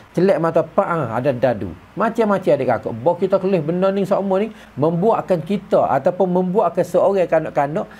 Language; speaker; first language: Malay; native; Malay